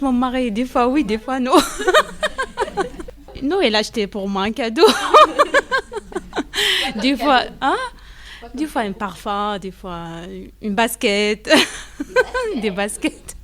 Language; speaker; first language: French; non-native, learner; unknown